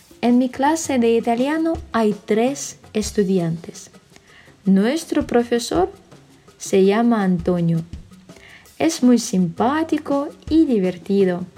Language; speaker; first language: Spanish; non-native, fluent; Russian